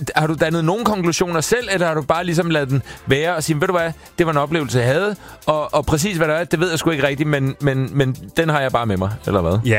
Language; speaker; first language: Danish; native; Danish